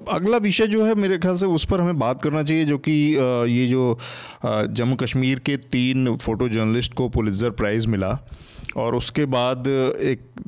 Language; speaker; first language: Hindi; native; Hindi